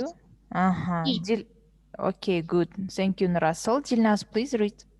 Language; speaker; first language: English; non-native, fluent; Kazakh